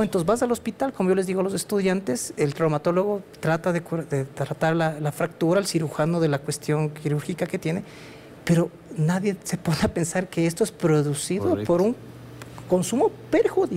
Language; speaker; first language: Spanish; native; Spanish